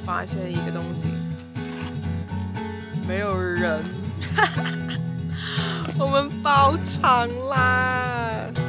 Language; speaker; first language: Chinese; early bilingual, other home language; Cantonese